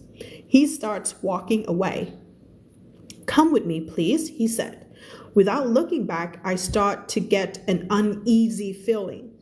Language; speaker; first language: English; non-native, fluent; Thai